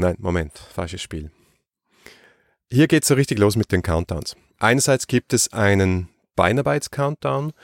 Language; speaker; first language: German; native; German